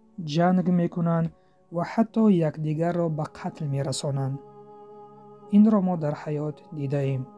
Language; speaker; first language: Persian; native; Persian